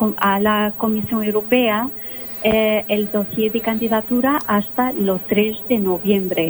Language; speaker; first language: Spanish; non-native, local second language; Portuguese